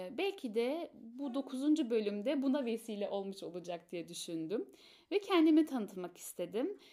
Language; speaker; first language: Turkish; early bilingual, heritage; Turkish